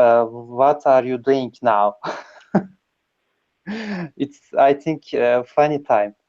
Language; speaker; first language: English; non-native, learner; Turkish